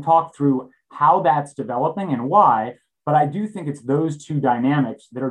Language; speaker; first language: English; native; English